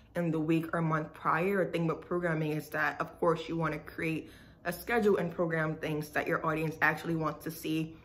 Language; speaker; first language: English; native; English